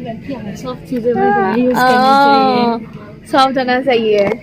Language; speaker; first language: Hindi; non-native, local second language; Assamese